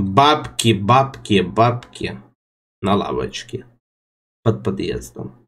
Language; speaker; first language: Russian; native; Russian